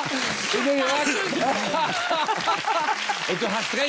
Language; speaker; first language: German; native; German